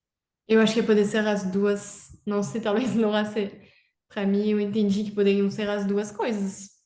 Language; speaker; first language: Portuguese; non-native, fluent; French